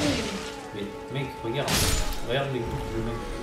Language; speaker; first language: French; native; French